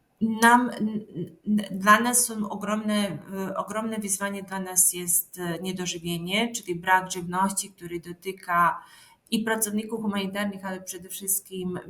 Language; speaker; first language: Polish; non-native, fluent; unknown